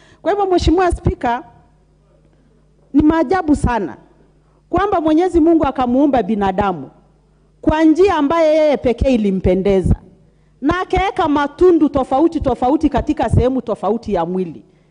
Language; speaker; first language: Swahili; non-native, local second language; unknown